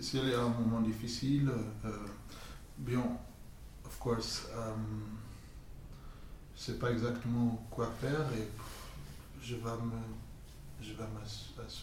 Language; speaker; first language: French; non-native, fluent; English